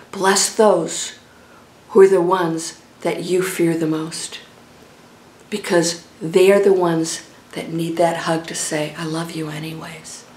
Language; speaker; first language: English; native; English